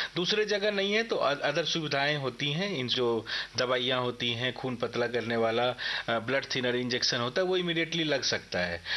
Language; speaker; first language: Hindi; native; Hindi